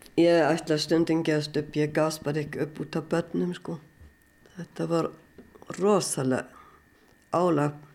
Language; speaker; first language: Icelandic; non-native, fluent; German